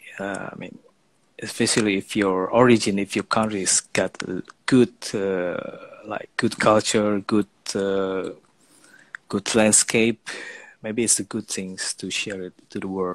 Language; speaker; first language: English; non-native, fluent; Indonesian